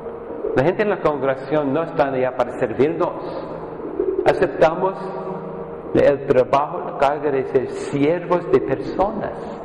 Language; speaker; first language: Spanish; non-native, fluent; English